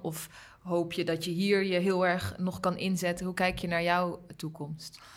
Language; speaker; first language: Dutch; non-native, learner; Uyghur